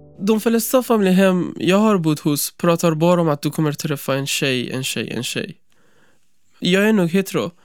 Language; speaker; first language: Swedish; non-native, fluent; Persian